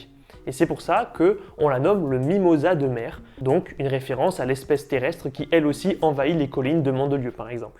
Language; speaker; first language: French; native; French